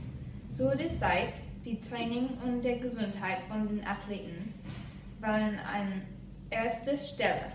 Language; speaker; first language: German; non-native, learner; English